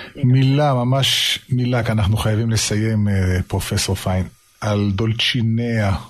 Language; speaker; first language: Hebrew; native; Hebrew